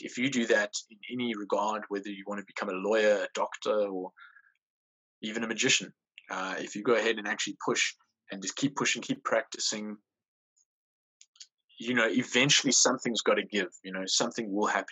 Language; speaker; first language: English; native; English